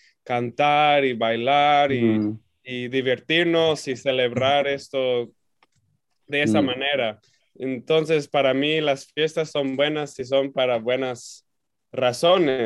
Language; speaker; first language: Spanish; non-native, fluent; English